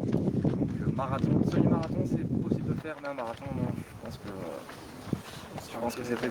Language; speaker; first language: French; native; French